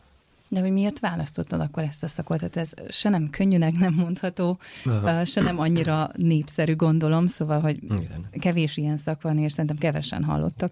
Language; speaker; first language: Hungarian; native; Hungarian